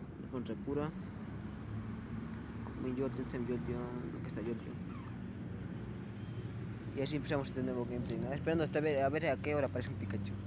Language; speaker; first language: Spanish; native; Spanish